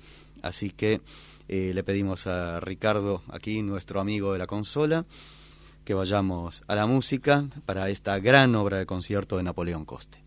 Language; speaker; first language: Spanish; native; Spanish